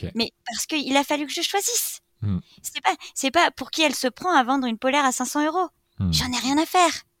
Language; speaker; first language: French; native; French